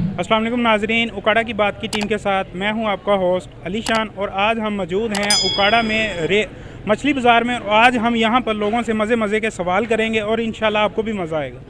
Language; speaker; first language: Urdu; non-native, local second language; Punjabi